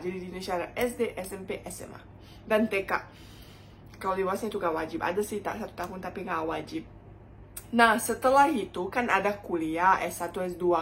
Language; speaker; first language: Indonesian; non-native, fluent; Bosnian